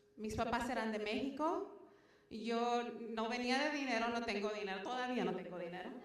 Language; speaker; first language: Spanish; early bilingual, heritage; Spanish